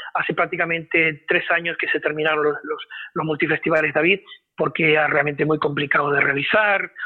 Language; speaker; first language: Spanish; native; Spanish